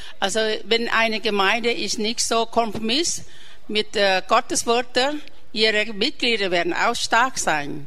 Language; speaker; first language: German; non-native, learner; Thai